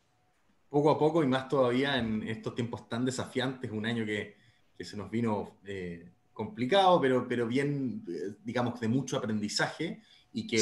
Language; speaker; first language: Spanish; native; Spanish